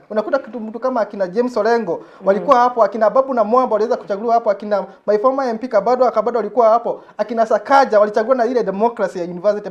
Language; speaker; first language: Swahili; non-native, local second language; Kikuyu